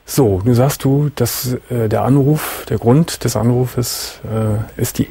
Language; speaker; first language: German; native; German